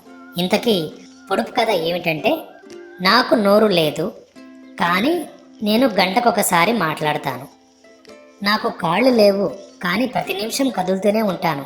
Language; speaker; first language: Telugu; native; Telugu